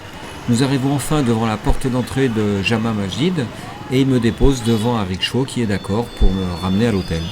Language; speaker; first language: French; native; French